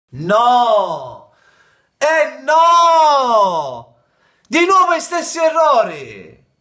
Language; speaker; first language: Italian; native; Italian